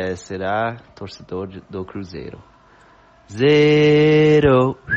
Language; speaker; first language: Portuguese; non-native, fluent; English